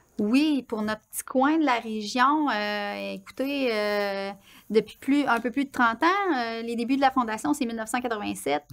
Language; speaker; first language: French; native; French